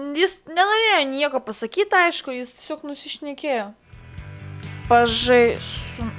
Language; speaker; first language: Lithuanian; native; Lithuanian